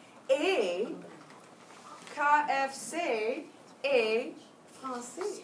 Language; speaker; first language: French; non-native, fluent; English